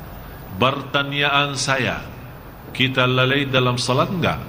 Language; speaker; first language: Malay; non-native, fluent; Arabic